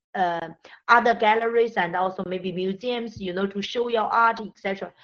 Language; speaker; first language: English; non-native, fluent; Chinese